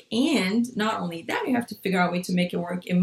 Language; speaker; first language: English; non-native, fluent; Portuguese